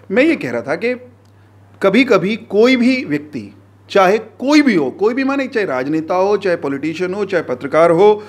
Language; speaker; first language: Hindi; native; Hindi